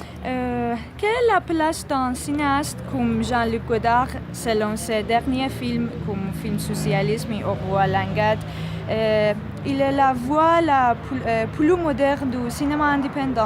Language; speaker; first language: French; non-native, learner; Persian